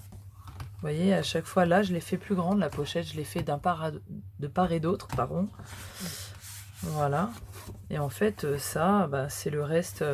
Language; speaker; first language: French; native; French